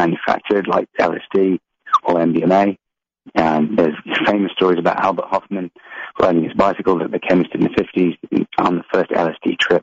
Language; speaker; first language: English; native; English